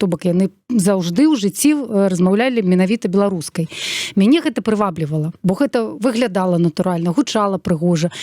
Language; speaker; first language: Belarusian; non-native, local second language; Russian